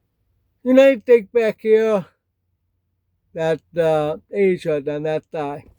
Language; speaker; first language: English; native; English